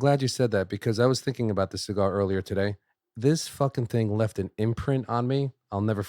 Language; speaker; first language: English; native; English